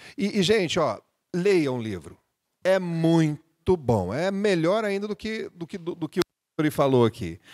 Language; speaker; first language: Portuguese; native; Portuguese